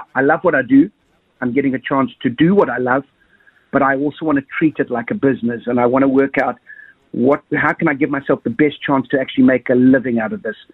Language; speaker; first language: English; native; English